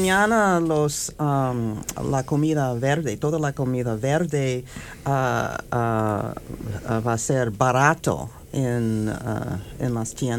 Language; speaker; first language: Spanish; non-native, fluent; English